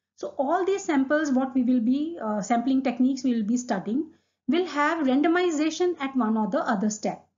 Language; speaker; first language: English; non-native, local second language; Hindi